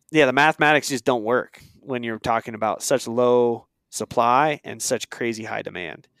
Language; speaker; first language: English; native; English